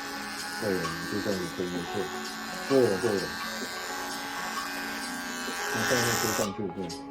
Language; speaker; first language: Chinese; native; Chinese